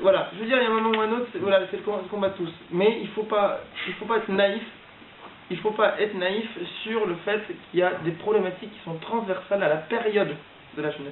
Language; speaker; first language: French; native; French